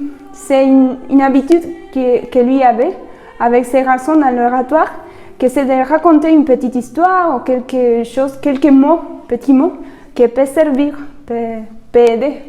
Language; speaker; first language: French; non-native, fluent; Spanish